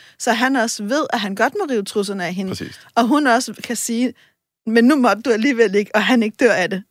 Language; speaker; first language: Danish; native; Danish